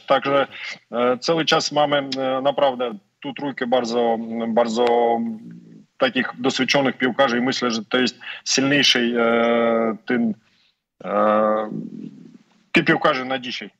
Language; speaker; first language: Polish; non-native, learner; Russian